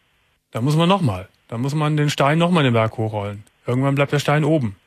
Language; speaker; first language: German; native; German